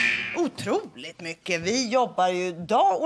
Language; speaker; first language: Swedish; native; Swedish